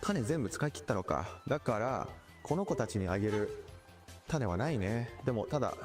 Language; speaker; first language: Japanese; native; Japanese